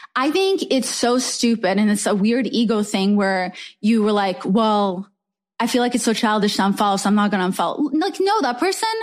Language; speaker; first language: English; non-native, fluent; Hebrew